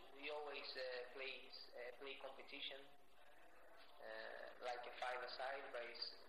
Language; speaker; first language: English; non-native, learner; Portuguese